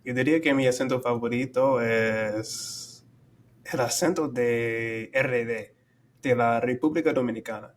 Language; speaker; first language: Spanish; non-native, fluent; English